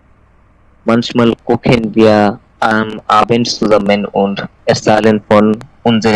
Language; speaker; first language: German; non-native, learner; Bangla